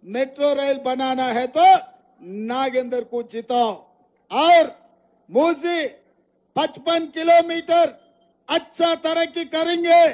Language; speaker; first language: Hindi; non-native, local second language; Telugu